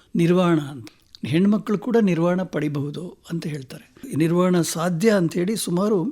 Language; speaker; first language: Kannada; native; Kannada